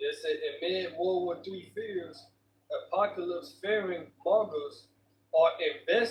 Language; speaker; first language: English; native; English